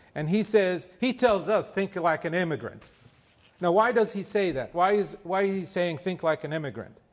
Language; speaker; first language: English; non-native, fluent; Arabic